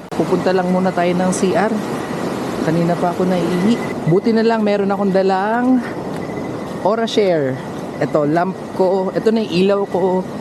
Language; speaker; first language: Filipino; non-native, local second language; Pangasinan